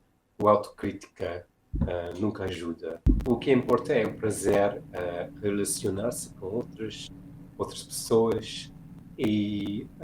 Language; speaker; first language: Portuguese; non-native, fluent; English